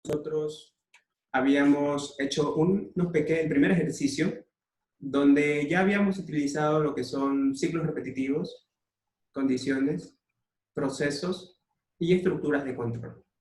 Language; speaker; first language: Spanish; native; Spanish